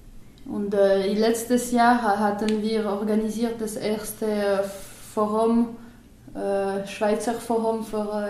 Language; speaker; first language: German; non-native, local second language; French